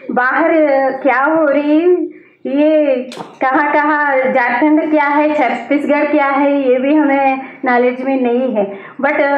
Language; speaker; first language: Hindi; non-native, local second language; Telugu